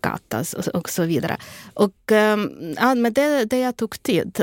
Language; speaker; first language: Swedish; non-native, fluent; Ukrainian